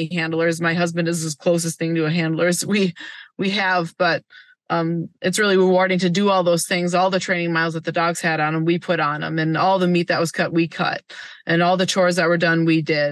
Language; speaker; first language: English; native; English